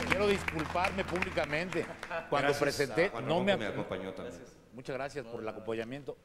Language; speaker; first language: Spanish; native; Spanish